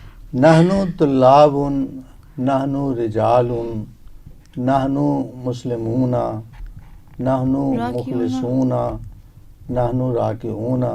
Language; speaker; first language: Arabic; non-native, fluent; Urdu